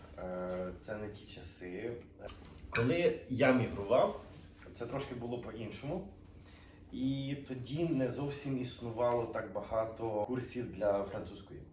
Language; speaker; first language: Ukrainian; native; Ukrainian